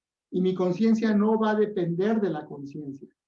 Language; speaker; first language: Spanish; native; Spanish